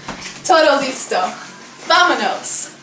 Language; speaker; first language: Spanish; non-native, learner; English